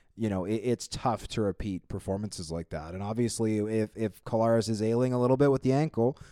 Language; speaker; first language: English; native; English